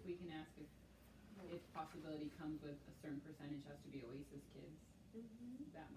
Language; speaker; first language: English; native; English